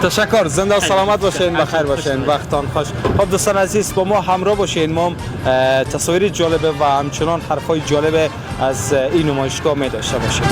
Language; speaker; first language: Persian; native; Persian